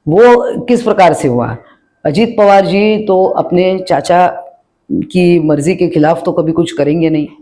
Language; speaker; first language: Hindi; non-native, local second language; Marathi